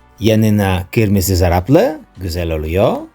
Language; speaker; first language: Turkish; non-native, learner; Spanish